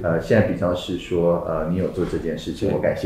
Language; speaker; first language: Chinese; native; Chinese